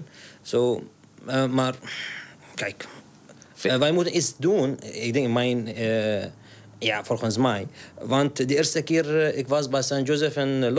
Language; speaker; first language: Dutch; non-native, learner; Arabic